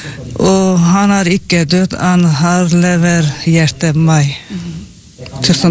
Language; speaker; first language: Norwegian; non-native, learner; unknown